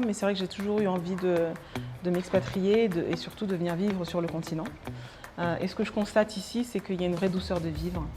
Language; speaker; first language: French; early bilingual, other home language; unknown